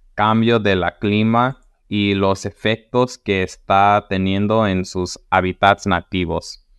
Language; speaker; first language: Spanish; early bilingual, heritage; Spanish